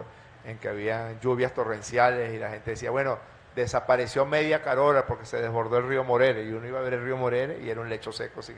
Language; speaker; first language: Spanish; native; Spanish